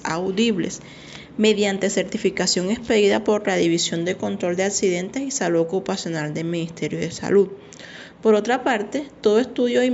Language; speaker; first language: Spanish; native; Spanish